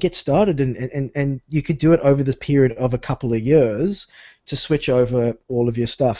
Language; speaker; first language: English; native; English